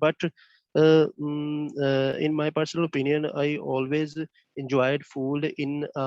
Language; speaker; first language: English; non-native, learner; Bangla